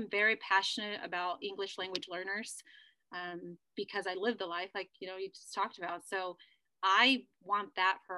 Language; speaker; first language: English; early bilingual, other home language; Spanish